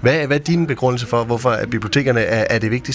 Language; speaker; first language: Danish; native; Danish